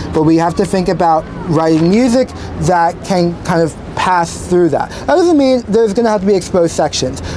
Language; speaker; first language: English; native; English